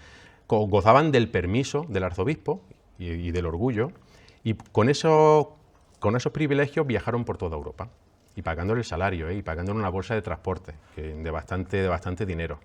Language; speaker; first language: Spanish; native; Spanish